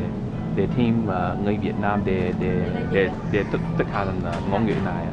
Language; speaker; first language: Vietnamese; non-native, learner; English